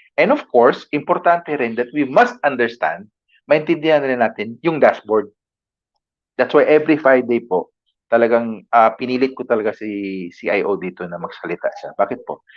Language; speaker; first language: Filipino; non-native, local second language; Cebuano